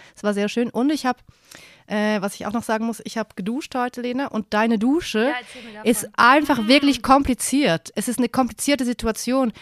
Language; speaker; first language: German; native; German